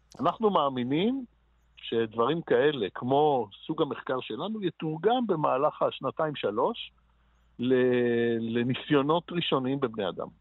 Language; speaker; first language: Hebrew; native; Hebrew